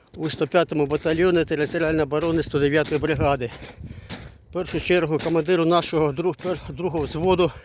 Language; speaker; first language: Ukrainian; non-native, local second language; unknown